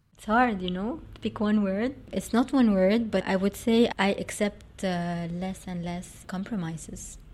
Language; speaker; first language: English; non-native, fluent; Arabic